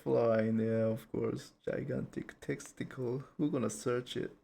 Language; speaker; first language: English; non-native, learner; Japanese